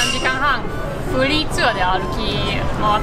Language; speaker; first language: Japanese; non-native, fluent; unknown